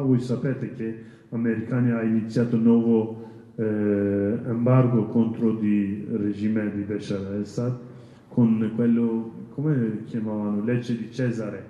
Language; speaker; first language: Italian; non-native, learner; Kurdish